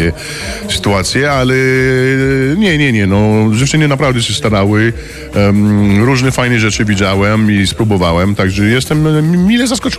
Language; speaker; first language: Polish; non-native, fluent; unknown